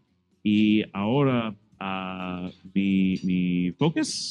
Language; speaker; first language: Spanish; non-native, learner; English